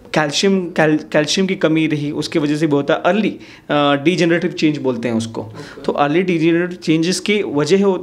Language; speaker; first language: Hindi; native; Hindi